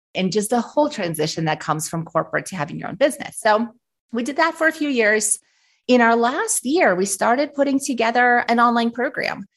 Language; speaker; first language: English; early bilingual, other home language; Russian